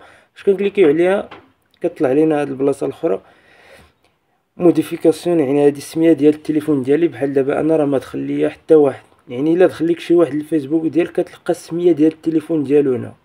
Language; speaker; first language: Arabic; native; Arabic